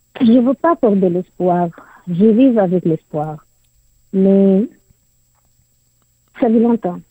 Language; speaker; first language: French; non-native, learner; Arabic